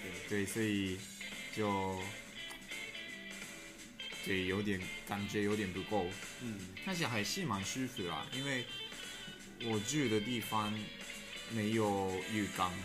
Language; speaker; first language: Chinese; non-native, learner; Japanese